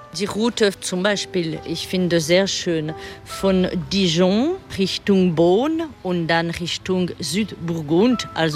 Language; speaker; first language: German; non-native, fluent; French